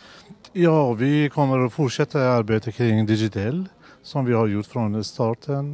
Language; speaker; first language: Swedish; non-native, fluent; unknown